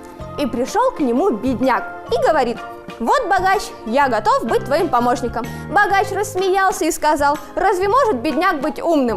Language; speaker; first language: Russian; native; Russian